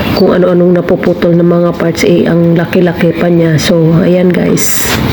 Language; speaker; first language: Filipino; non-native, local second language; Hiligaynon